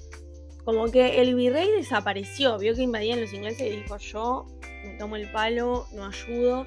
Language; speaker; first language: Spanish; native; Spanish